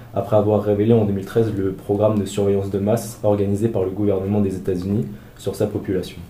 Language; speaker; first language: French; native; French